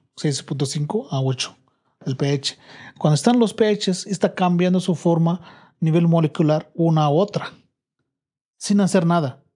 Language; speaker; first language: Spanish; non-native, learner; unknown